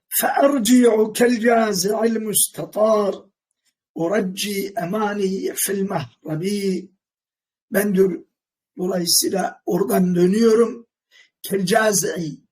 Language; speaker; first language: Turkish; non-native, local second language; Kurdish